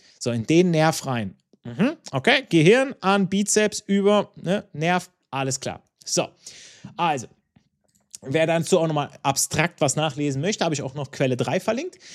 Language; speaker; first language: German; non-native, fluent; Italian